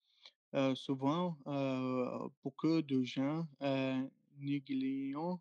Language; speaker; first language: French; non-native, learner; Arabic